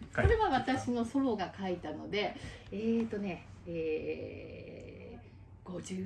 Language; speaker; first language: Japanese; native; Japanese